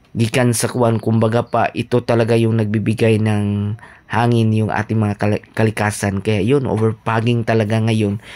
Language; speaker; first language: Filipino; non-native, local second language; Cebuano